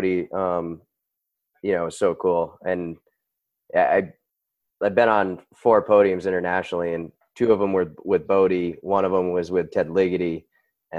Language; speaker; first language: English; native; English